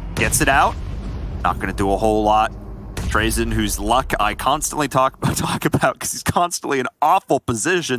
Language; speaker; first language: English; native; English